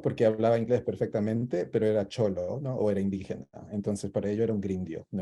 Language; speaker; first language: Spanish; native; Spanish